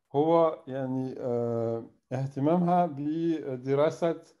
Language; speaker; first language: Arabic; non-native, fluent; French